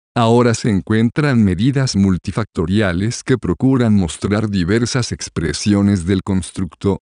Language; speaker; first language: Spanish; native; Spanish